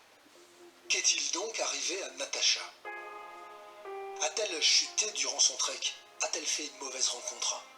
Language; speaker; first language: French; native; French